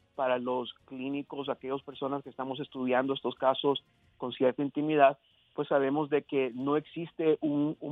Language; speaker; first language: Spanish; early bilingual, heritage; Spanish